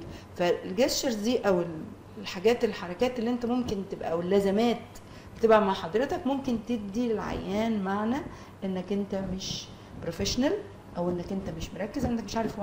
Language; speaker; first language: Arabic; native; Arabic